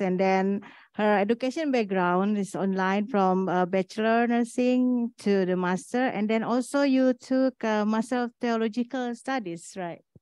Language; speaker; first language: English; non-native, fluent; Indonesian